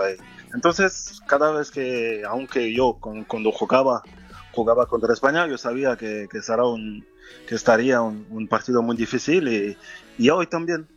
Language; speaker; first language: Spanish; non-native, fluent; French